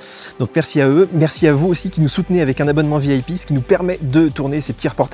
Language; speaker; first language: French; native; French